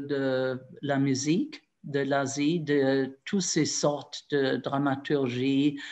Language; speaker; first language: French; non-native, fluent; German